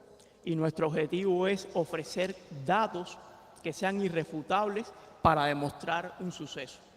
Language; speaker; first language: Spanish; native; Spanish